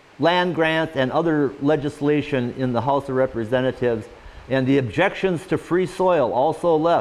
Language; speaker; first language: English; native; English